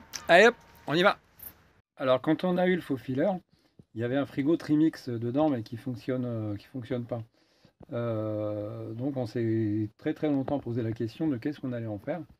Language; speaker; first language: French; native; French